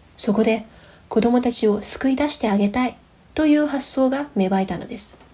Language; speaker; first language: Japanese; non-native, fluent; Chinese